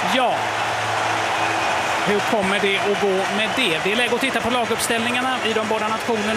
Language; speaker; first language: Swedish; native; Swedish